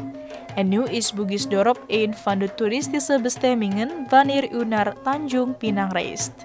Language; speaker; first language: Dutch; non-native, fluent; Indonesian